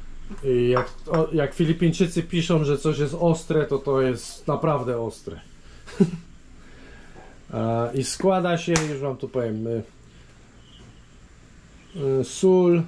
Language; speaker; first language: Polish; native; Polish